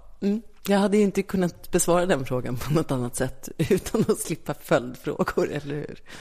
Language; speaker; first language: Swedish; native; Swedish